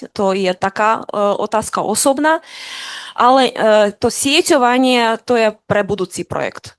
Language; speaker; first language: Slovak; non-native, fluent; Ukrainian